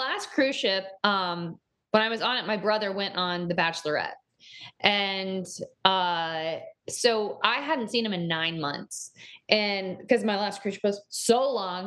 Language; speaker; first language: English; native; English